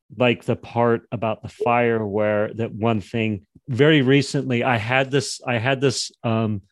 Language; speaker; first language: English; native; English